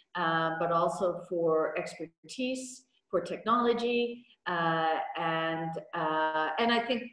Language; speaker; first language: English; native; English